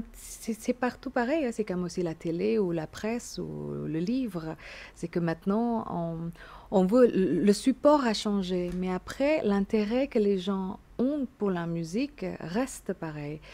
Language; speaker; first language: French; non-native, fluent; Indonesian